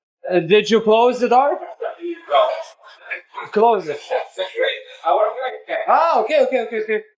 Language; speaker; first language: English; non-native, fluent; Lithuanian